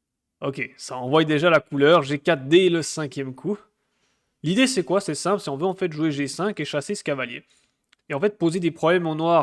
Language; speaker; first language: French; native; French